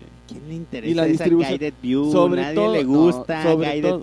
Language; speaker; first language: Spanish; native; Spanish